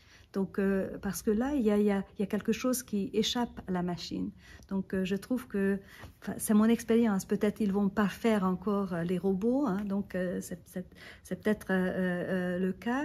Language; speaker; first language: French; non-native, fluent; Hungarian